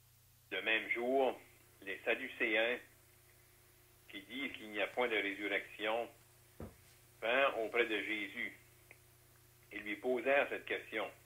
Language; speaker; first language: French; native; French